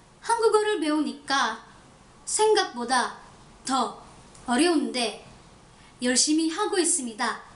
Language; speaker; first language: Korean; non-native, learner; Indonesian